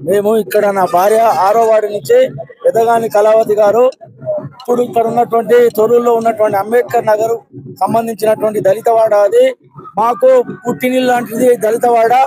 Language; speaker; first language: Telugu; native; Telugu